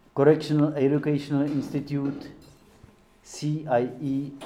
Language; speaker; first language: English; non-native, fluent; Czech